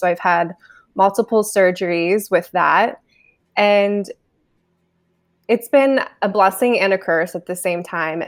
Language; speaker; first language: English; native; English